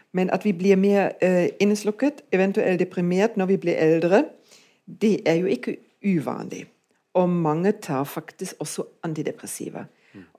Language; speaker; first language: Norwegian; non-native, fluent; German